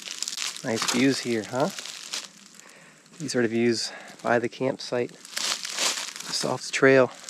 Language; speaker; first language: English; native; English